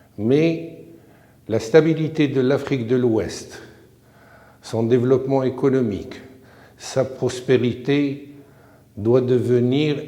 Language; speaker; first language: French; non-native, local second language; Arabic